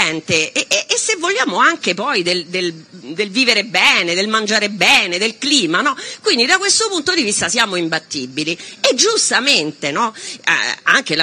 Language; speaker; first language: Italian; native; Italian